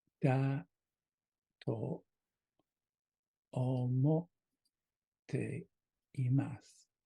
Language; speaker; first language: Japanese; non-native, learner; English